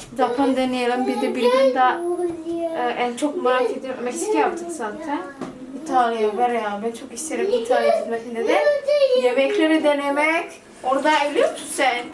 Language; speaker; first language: Turkish; non-native, learner; Indonesian